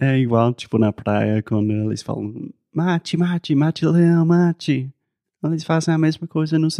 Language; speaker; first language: Portuguese; non-native, fluent; English